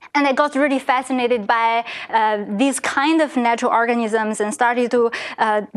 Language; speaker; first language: English; non-native, fluent; Chinese